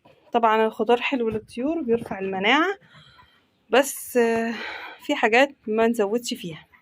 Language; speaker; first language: Arabic; native; Arabic